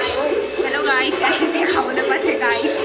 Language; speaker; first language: Hindi; non-native, local second language; Assamese